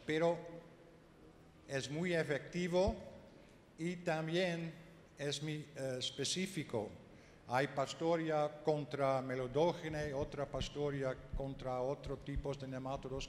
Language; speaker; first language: Spanish; non-native, learner; Dutch